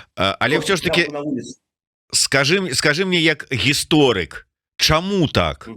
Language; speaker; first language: Belarusian; non-native, local second language; Russian